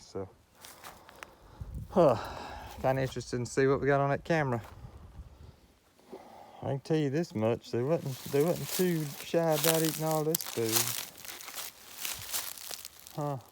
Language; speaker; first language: English; native; English